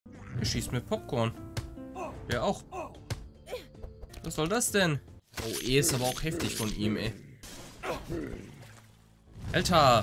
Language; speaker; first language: German; native; German